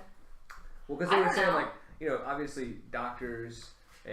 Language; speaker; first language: English; native; English